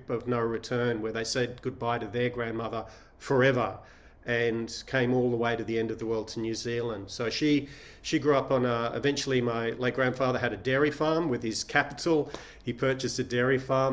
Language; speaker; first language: English; native; English